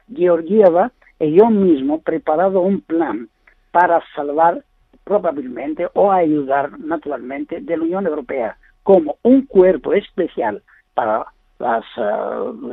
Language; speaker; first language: Spanish; non-native, learner; Greek